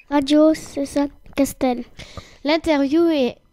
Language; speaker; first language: French; native; French